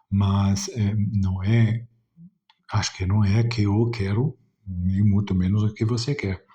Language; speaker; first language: Portuguese; non-native, fluent; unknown